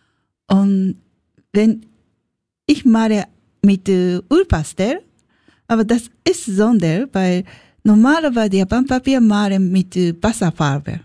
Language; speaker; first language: German; non-native, learner; Japanese